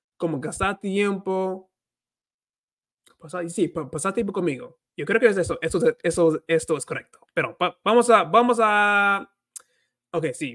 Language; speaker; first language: Spanish; non-native, fluent; English